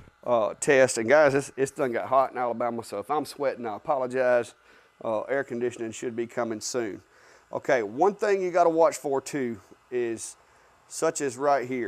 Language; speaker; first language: English; native; English